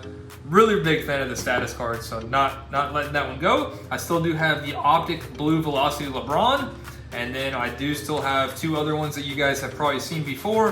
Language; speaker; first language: English; native; English